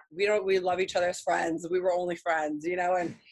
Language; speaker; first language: English; early bilingual, other home language; Spanish